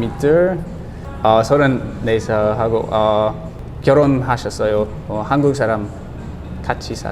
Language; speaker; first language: Korean; non-native, learner; English